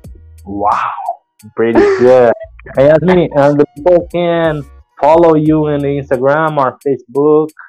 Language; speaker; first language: English; non-native, learner; Portuguese